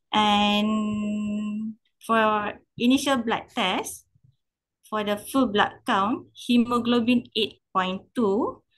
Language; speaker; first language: English; non-native, local second language; Malay